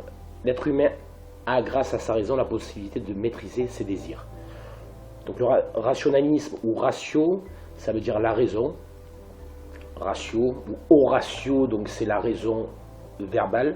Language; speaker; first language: French; native; French